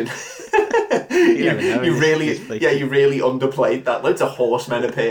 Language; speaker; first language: English; native; English